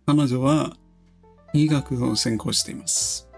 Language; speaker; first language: Japanese; non-native, learner; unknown